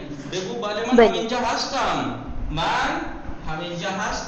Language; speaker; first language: Persian; non-native, fluent; Urdu